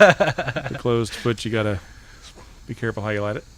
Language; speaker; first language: English; native; English